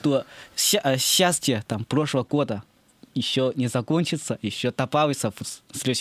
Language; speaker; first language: Russian; non-native, learner; Chinese